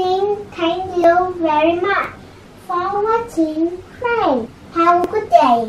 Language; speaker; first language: English; non-native, learner; Vietnamese